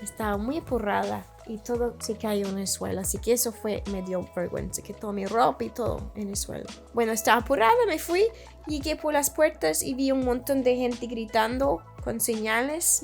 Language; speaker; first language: Spanish; non-native, fluent; English